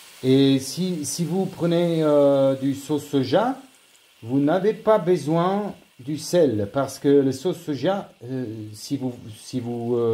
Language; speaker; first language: French; non-native, learner; German